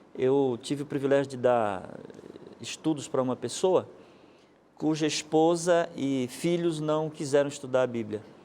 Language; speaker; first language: Portuguese; native; Portuguese